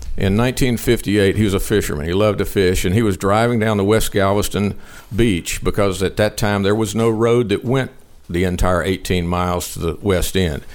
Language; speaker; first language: English; native; English